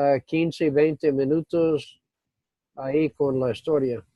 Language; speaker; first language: Spanish; non-native, fluent; English